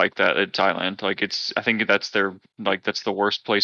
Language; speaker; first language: English; native; English